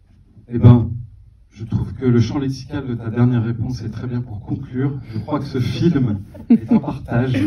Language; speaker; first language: French; native; French